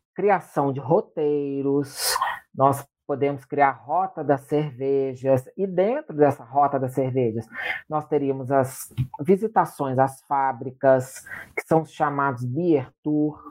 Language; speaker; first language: Portuguese; native; Portuguese